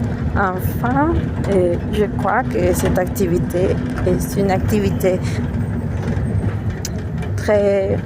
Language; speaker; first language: French; non-native, learner; Spanish